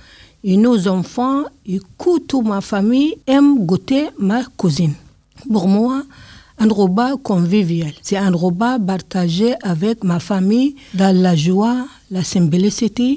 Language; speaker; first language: French; non-native, learner; Arabic